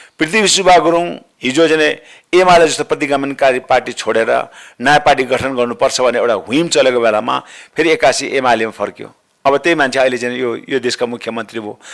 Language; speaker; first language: Nepali; non-native, local second language; Sherpa